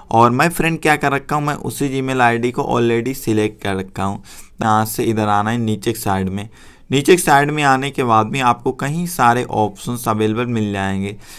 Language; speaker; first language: Hindi; native; Hindi